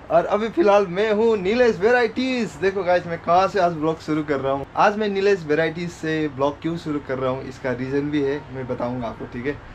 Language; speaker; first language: Hindi; non-native, local second language; Nepali